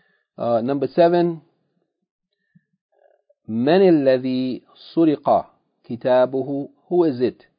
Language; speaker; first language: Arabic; non-native, fluent; English